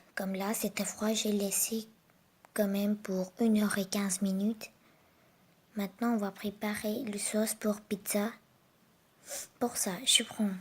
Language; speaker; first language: French; non-native, learner; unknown